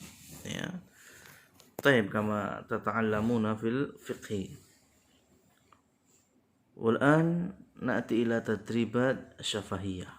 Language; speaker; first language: Arabic; non-native, fluent; Indonesian